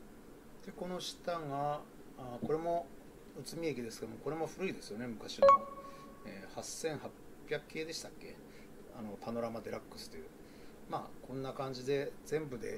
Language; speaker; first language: Japanese; native; Japanese